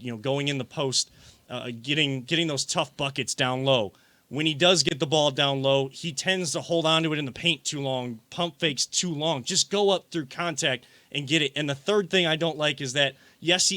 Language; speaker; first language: English; native; English